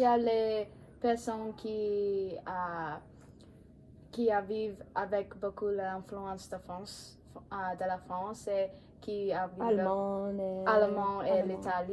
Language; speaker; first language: French; non-native, learner; English